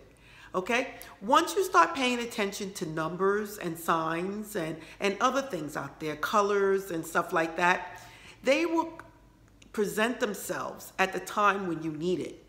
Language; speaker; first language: English; native; English